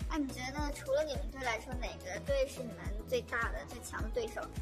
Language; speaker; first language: Chinese; native; Chinese